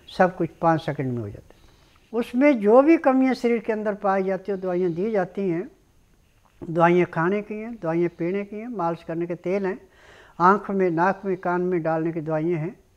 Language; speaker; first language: Hindi; native; Hindi